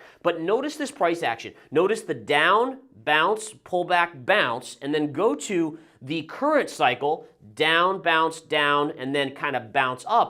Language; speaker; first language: English; native; English